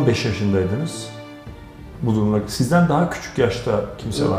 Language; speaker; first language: Turkish; native; Turkish